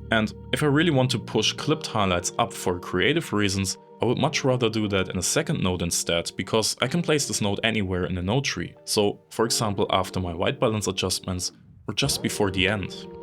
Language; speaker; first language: English; non-native, fluent; German